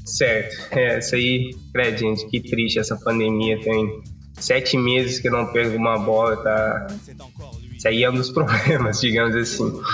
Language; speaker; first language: Portuguese; non-native, local second language; Kabuverdianu